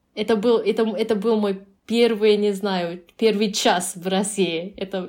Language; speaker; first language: Russian; non-native, fluent; Japanese